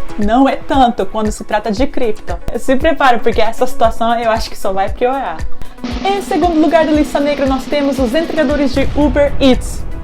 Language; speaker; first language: Portuguese; early bilingual, heritage; Japanese